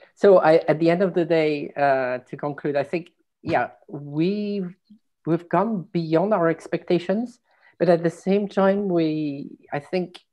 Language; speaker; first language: English; non-native, fluent; French